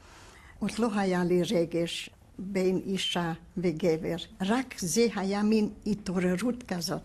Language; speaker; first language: Hebrew; non-native, fluent; Hungarian